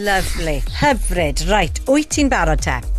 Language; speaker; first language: Welsh; native; Welsh